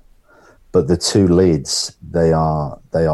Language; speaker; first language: English; native; English